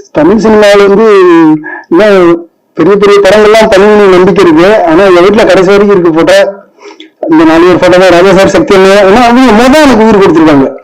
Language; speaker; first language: Tamil; native; Tamil